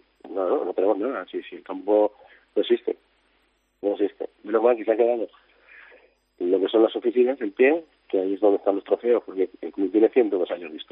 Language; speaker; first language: Spanish; native; Spanish